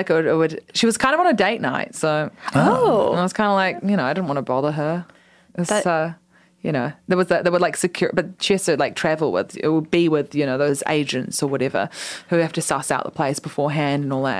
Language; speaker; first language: English; native; English